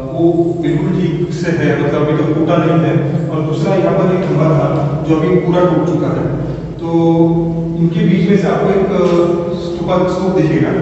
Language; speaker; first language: Hindi; non-native, local second language; Marathi